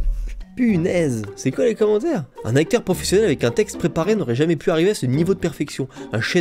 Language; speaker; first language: French; native; French